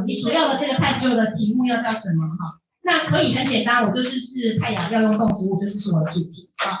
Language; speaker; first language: Chinese; native; Chinese